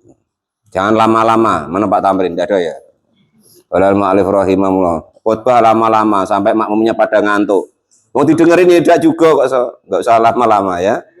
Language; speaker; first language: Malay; non-native, local second language; Javanese